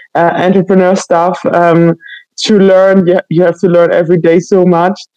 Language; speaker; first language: English; non-native, fluent; German